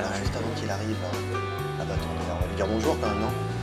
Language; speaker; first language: French; native; French